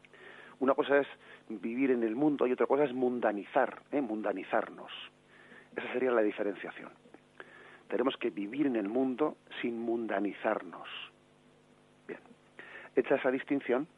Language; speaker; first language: Spanish; native; Spanish